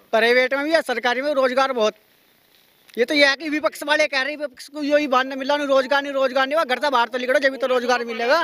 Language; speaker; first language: Hindi; native; Hindi